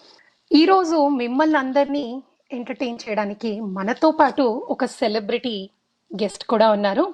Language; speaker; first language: Telugu; native; Telugu